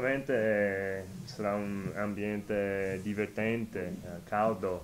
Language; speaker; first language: Italian; non-native, fluent; English